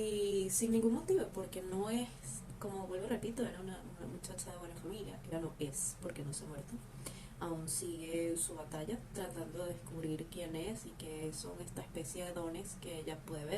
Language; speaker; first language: Spanish; native; Spanish